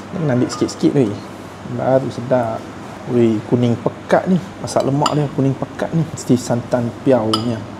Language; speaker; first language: Malay; native; Malay